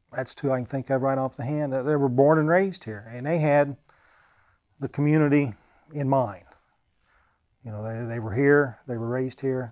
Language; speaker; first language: English; native; English